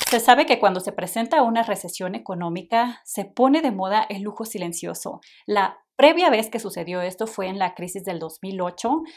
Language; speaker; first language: Spanish; native; Spanish